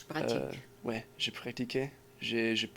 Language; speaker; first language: French; non-native, learner; English